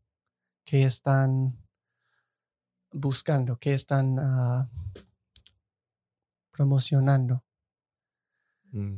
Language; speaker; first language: Spanish; non-native, fluent; English